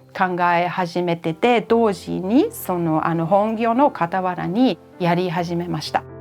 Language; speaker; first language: Japanese; non-native, fluent; German